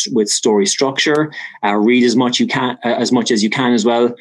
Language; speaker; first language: English; native; English